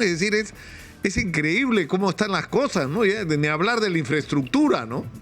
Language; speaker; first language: Spanish; native; Spanish